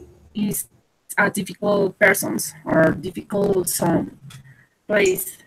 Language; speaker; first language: English; non-native, learner; Spanish